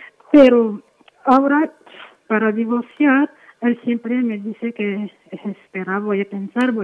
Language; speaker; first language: Spanish; non-native, fluent; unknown